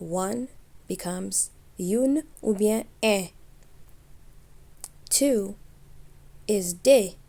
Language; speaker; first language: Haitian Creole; early bilingual, heritage; Haitian Creole